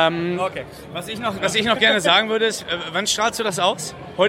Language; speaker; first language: German; native; German